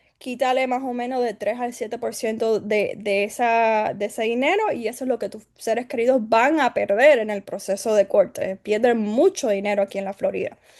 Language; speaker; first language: Spanish; early bilingual, heritage; Spanish